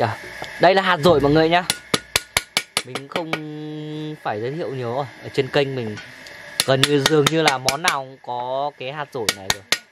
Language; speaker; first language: Vietnamese; native; Vietnamese